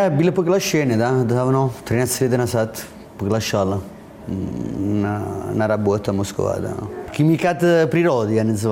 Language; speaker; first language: Russian; non-native, learner; Italian